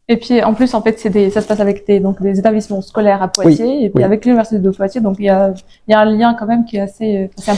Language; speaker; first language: French; native; French